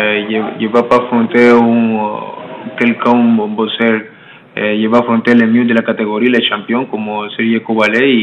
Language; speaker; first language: French; non-native, learner; Spanish